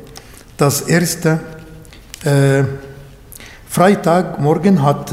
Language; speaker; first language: German; non-native, fluent; Arabic